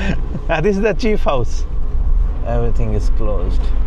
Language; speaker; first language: English; non-native, local second language; Hindi